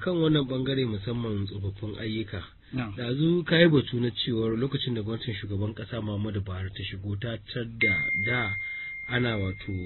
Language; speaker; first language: Hausa; native; Hausa